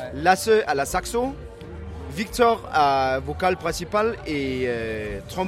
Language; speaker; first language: French; non-native, learner; Danish